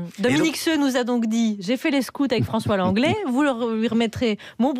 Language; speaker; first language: French; native; French